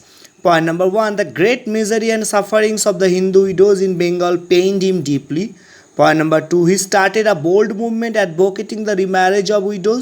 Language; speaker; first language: English; non-native, local second language; Bangla